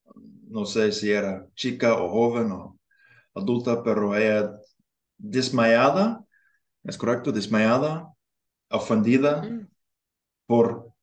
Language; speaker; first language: Spanish; non-native, learner; English